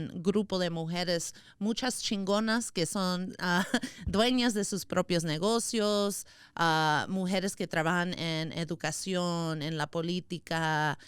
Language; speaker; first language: Spanish; early bilingual, other home language; English